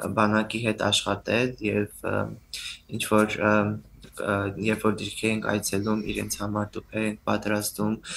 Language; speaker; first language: Armenian; native; Armenian